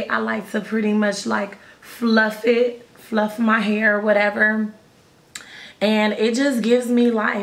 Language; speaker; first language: English; native; English